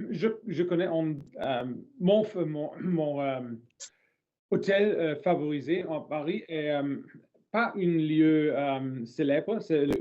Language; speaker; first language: French; non-native, learner; English